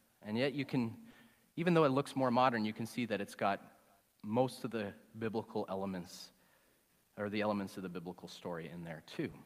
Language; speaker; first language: English; native; English